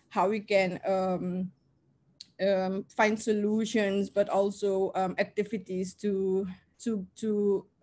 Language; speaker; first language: English; non-native, fluent; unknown